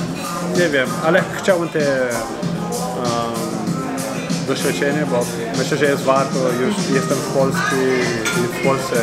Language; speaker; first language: Polish; non-native, learner; Portuguese